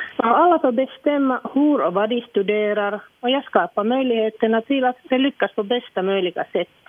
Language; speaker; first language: Swedish; non-native, local second language; Finnish